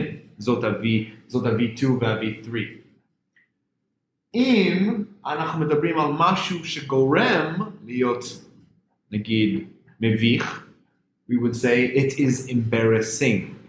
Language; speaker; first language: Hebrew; non-native, fluent; English